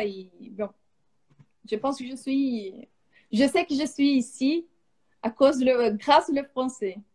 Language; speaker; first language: French; non-native, fluent; Portuguese